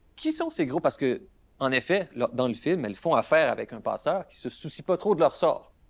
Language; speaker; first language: French; native; French